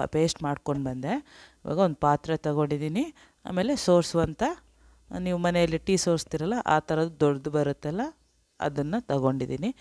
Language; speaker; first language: Kannada; non-native, local second language; Urdu